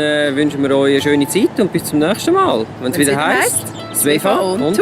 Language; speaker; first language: German; native; German